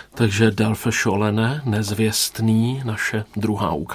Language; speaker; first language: Czech; native; Czech